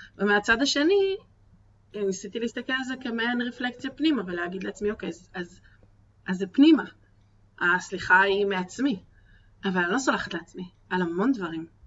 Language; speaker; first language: Hebrew; native; Hebrew